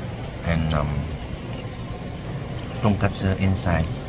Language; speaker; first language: English; non-native, learner; Vietnamese